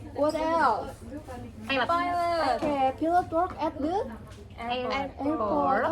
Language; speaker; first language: English; non-native, learner; Indonesian